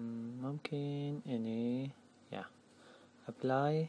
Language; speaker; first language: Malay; non-native, learner; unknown